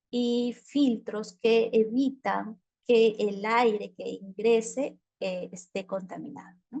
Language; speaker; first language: Spanish; native; Spanish